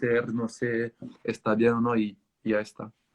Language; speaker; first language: Spanish; non-native, fluent; French